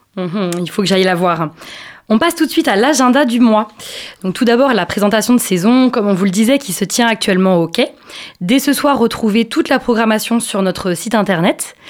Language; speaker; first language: French; native; French